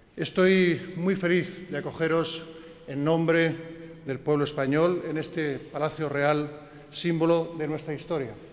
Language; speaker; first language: Spanish; native; Spanish